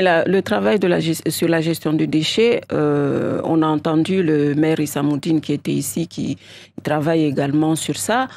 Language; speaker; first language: French; non-native, local second language; Comorian